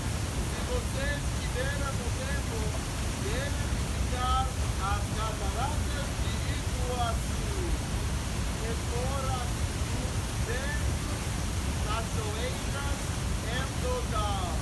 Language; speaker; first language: Portuguese; non-native, learner; English